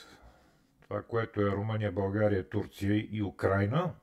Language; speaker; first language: Bulgarian; native; Bulgarian